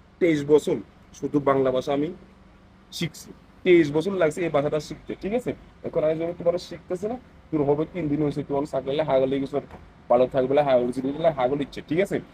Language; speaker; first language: Bangla; non-native, fluent; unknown